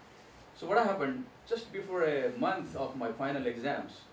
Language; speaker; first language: English; non-native, local second language; Gujarati